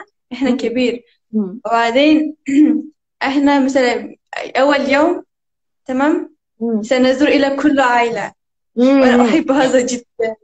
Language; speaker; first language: Arabic; non-native, learner; Turkish